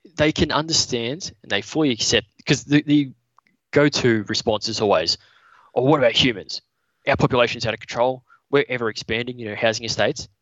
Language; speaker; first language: English; native; English